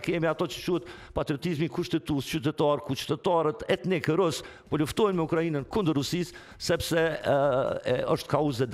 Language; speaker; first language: Albanian; native; Albanian